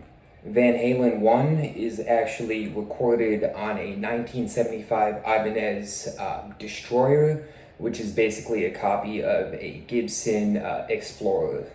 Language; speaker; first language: English; native; English